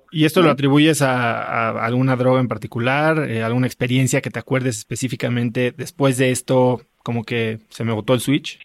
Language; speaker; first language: Spanish; native; Spanish